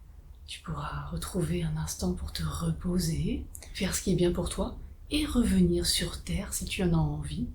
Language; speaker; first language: French; native; French